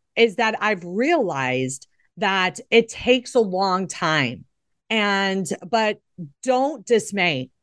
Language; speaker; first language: English; native; English